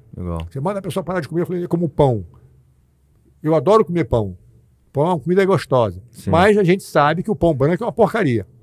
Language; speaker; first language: Portuguese; native; Portuguese